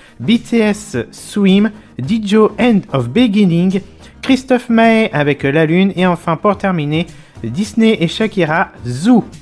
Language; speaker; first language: French; native; French